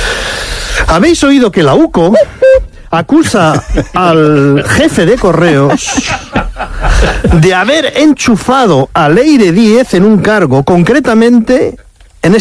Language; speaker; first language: Spanish; native; Spanish